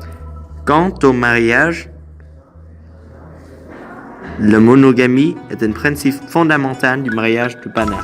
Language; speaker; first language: French; non-native, learner; Vietnamese